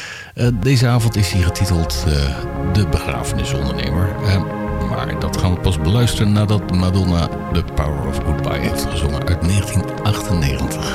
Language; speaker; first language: Dutch; native; Dutch